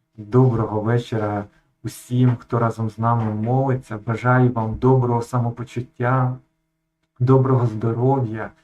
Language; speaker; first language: Ukrainian; native; Ukrainian